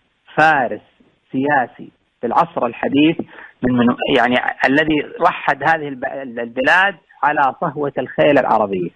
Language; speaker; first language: Arabic; native; Arabic